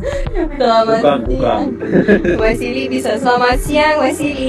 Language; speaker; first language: Indonesian; non-native, fluent; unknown